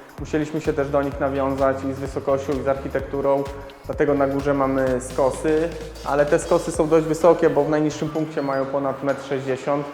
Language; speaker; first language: Polish; native; Polish